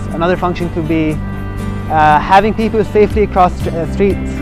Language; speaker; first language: English; non-native, fluent; Arabic